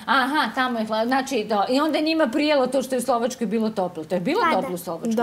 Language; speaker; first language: Serbian; native; Serbian